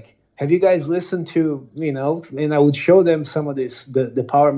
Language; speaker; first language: English; non-native, fluent; Portuguese